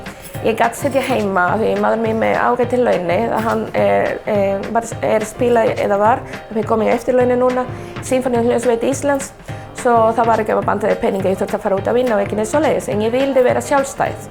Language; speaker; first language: Icelandic; non-native, fluent; Spanish